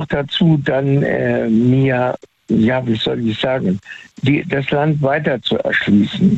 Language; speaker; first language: German; native; German